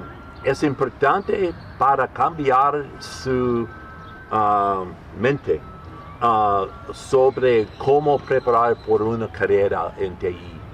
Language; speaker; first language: Spanish; non-native, learner; English